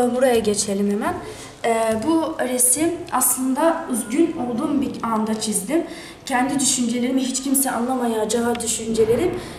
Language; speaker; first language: Turkish; early bilingual, other home language; Arabic